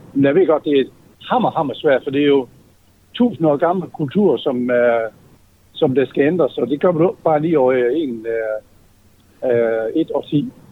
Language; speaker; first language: Danish; native; Danish